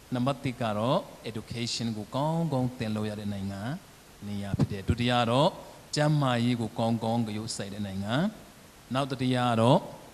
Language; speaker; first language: Burmese; non-native, local second language; Tedim Chin